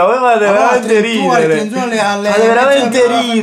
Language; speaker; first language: Italian; native; Italian